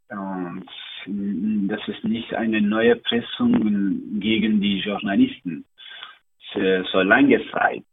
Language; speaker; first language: German; non-native, learner; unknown